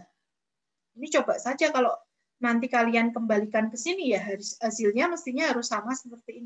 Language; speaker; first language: Indonesian; native; Indonesian